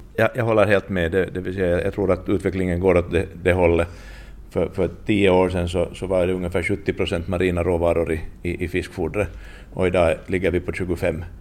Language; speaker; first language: Swedish; non-native, fluent; Finnish